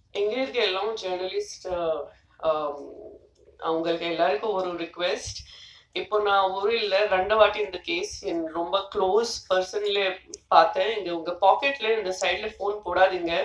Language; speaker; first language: Tamil; non-native, fluent; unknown